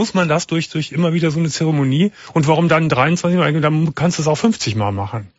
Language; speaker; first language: German; native; German